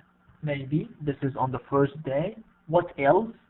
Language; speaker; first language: English; non-native, fluent; Arabic